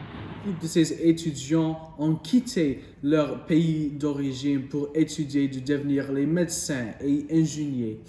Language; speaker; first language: French; non-native, learner; English